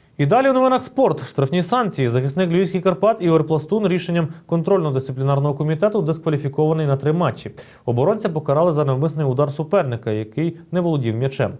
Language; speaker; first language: Ukrainian; native; Ukrainian